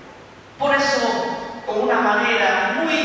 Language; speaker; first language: Spanish; non-native, fluent; Vietnamese